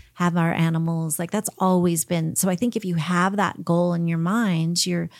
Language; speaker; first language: English; early bilingual, heritage; English